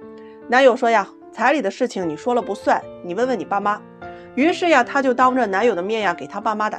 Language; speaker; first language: Chinese; native; Chinese